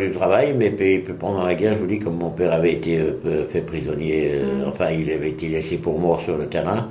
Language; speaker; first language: French; native; French